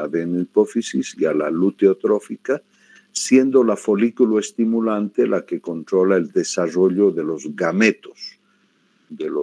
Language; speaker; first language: Spanish; native; Spanish